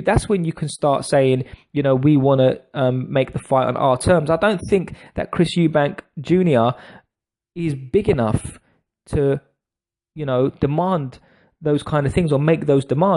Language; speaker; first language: English; native; English